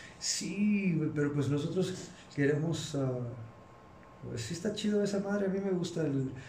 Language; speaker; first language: Spanish; early bilingual, heritage; Spanish